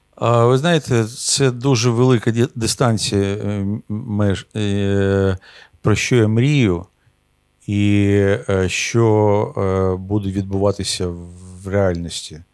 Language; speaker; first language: Ukrainian; non-native, local second language; Russian